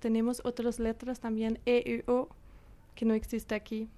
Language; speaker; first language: Spanish; non-native, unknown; Danish